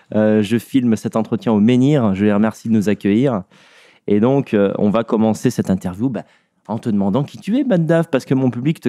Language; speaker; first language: French; native; French